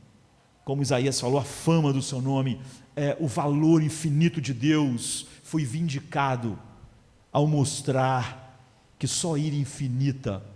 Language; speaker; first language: Portuguese; native; Portuguese